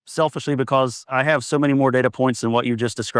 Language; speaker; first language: English; native; English